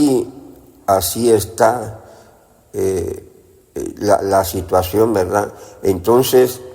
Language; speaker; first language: Spanish; native; Spanish